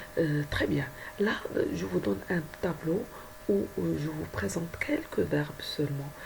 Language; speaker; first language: French; non-native, local second language; Arabic